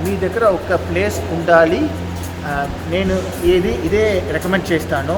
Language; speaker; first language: Telugu; non-native, learner; Tamil